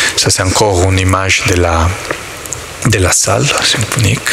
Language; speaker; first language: French; non-native, learner; Italian